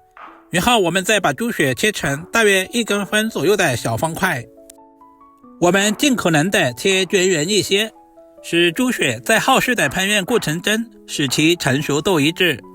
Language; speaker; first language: Chinese; native; Chinese